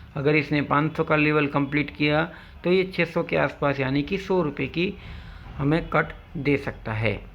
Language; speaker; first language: Hindi; non-native, local second language; Gujarati